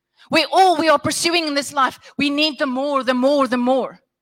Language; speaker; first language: English; non-native, local second language; Afrikaans